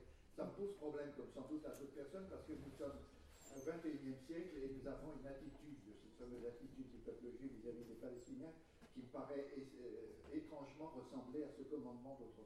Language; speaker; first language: French; native; French